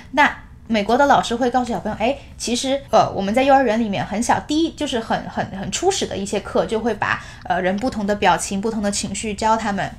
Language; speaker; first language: Chinese; native; Chinese